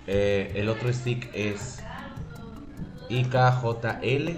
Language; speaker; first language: Spanish; native; Spanish